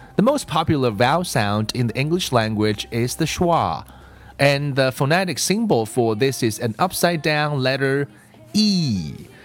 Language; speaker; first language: English; non-native, fluent; Chinese